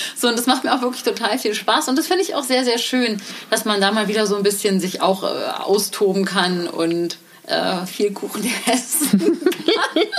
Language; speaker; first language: German; native; German